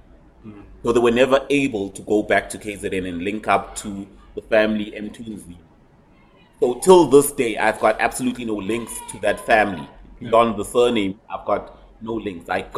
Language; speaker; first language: English; native; English